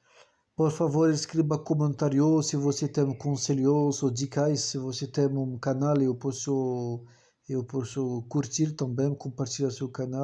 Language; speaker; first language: Portuguese; non-native, learner; French